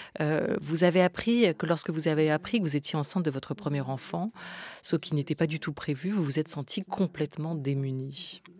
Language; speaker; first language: French; native; French